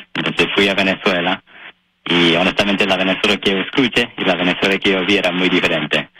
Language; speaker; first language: Spanish; non-native, learner; Japanese